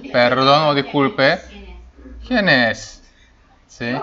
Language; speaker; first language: Spanish; non-native, fluent; Korean